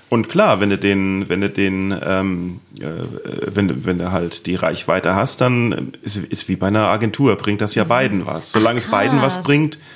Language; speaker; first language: German; native; German